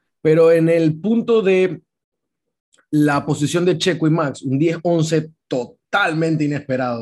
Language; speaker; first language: Spanish; native; Spanish